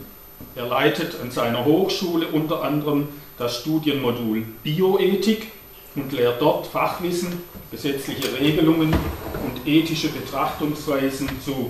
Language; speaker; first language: German; native; German